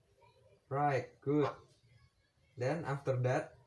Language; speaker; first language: English; non-native, learner; Indonesian